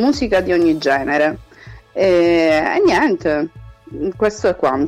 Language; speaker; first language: Italian; early bilingual, other home language; Portuguese